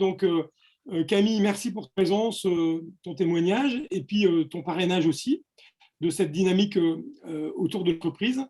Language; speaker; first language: French; native; French